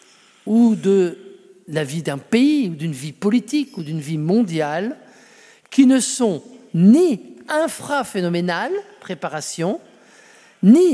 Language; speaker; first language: French; native; French